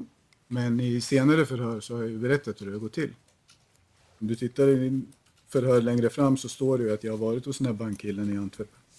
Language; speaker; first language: Swedish; native; Swedish